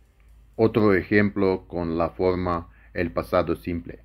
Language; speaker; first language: Spanish; non-native, fluent; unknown